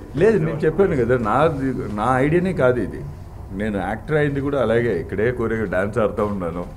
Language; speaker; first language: Telugu; non-native, learner; Tamil